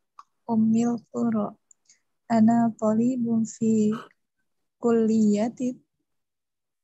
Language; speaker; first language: Arabic; non-native, learner; Indonesian